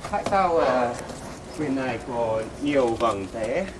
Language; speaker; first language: Vietnamese; non-native, learner; English